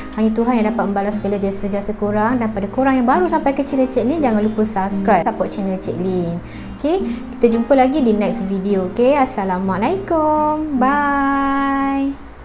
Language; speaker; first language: Malay; native; Malay